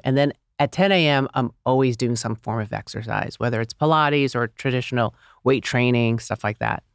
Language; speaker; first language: English; native; English